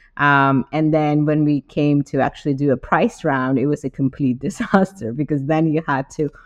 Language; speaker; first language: English; non-native, fluent; Ukrainian